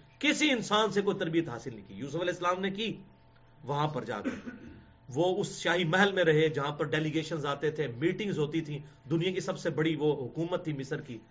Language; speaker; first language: Urdu; non-native, local second language; Punjabi